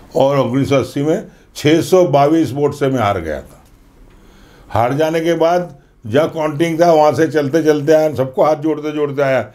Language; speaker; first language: Hindi; non-native, local second language; Gujarati